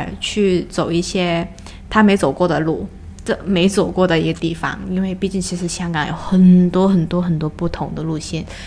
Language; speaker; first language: Chinese; non-native, local second language; Cantonese